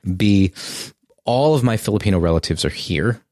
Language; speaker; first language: English; native; English